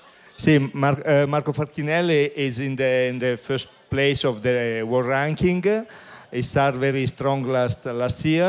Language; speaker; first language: English; non-native, learner; Italian